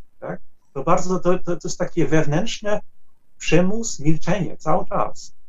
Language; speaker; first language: Polish; non-native, fluent; Dutch